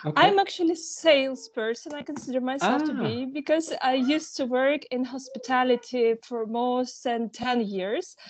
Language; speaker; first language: English; non-native, fluent; Ukrainian